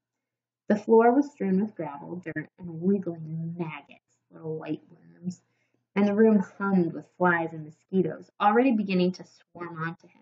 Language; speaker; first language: English; native; English